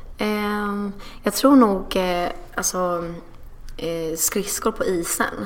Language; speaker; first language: Swedish; early bilingual, other home language; English